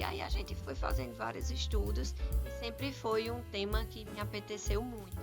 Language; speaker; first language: Portuguese; native; Portuguese